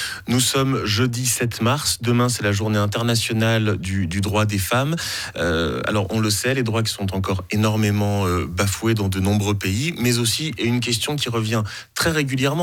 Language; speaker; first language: French; native; French